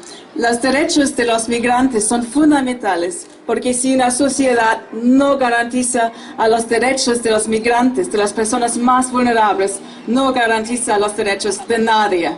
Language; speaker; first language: Spanish; non-native, fluent; German